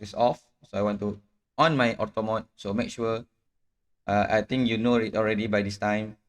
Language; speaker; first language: English; non-native, local second language; Malay